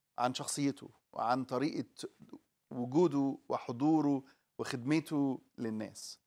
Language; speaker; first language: Arabic; native; Arabic